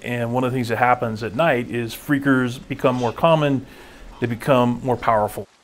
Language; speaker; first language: English; native; English